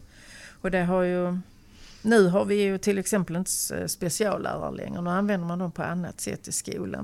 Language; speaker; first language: Swedish; native; Swedish